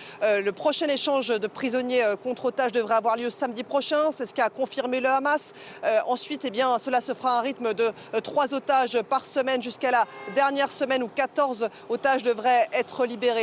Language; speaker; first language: French; native; French